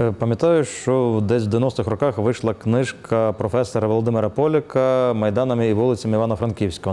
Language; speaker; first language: Ukrainian; native; Ukrainian